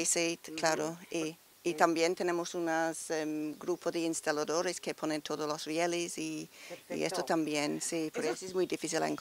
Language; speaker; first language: Spanish; non-native, learner; English